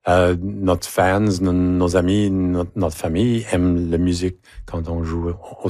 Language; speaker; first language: French; native; French